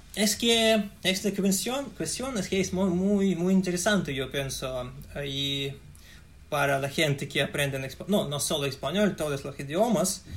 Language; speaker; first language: Spanish; non-native, fluent; Russian